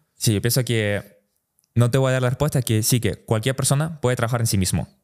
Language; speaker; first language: Spanish; early bilingual, other home language; Russian